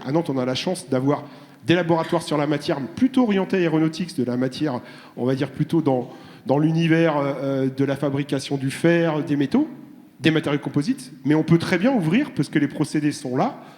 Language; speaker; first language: French; native; French